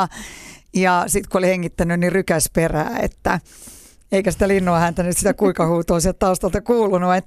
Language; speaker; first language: Finnish; native; Finnish